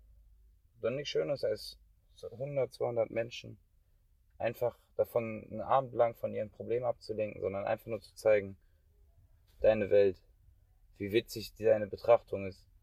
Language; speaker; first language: German; native; German